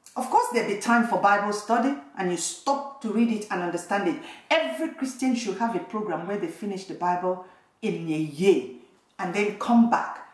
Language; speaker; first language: English; non-native, local second language; Igbo